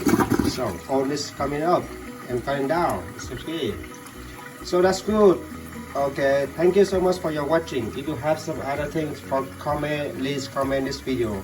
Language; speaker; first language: English; non-native, learner; Vietnamese